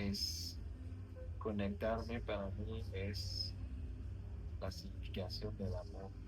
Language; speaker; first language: Spanish; non-native, learner; French